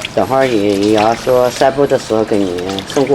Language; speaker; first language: Chinese; native; Chinese